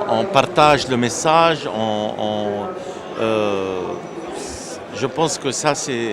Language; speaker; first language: French; non-native, local second language; Arabic